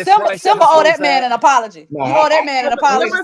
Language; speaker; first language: English; native; English